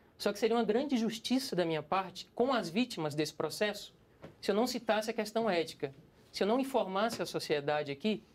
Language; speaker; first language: Portuguese; native; Portuguese